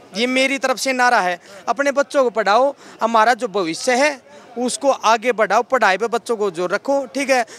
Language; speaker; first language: Hindi; native; Hindi